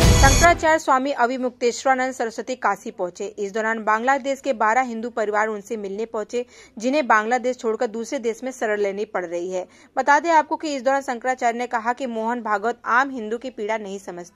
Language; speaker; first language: Hindi; native; Hindi